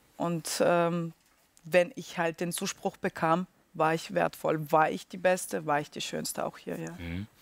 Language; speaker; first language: German; early bilingual, other home language; Russian